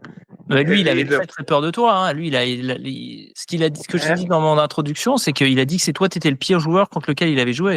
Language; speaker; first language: French; native; French